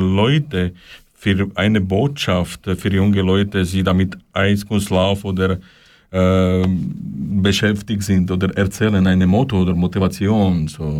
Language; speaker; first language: German; non-native, learner; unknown